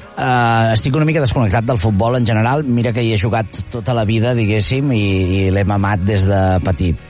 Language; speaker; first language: Catalan; native; Catalan